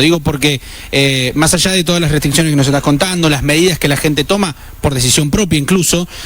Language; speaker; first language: Spanish; native; Spanish